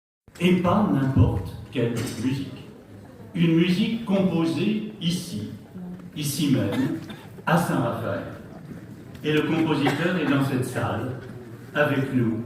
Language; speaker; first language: French; native; French